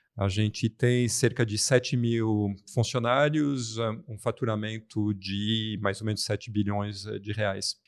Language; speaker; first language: Portuguese; non-native, fluent; French